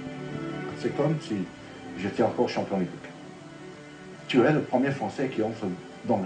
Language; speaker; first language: French; non-native, fluent; Italian